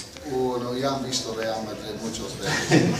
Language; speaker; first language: Spanish; non-native, fluent; English